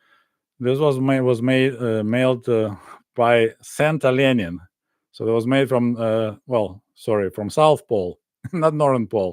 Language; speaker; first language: English; non-native, fluent; Russian